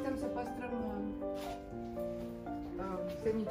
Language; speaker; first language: Romanian; non-native, learner; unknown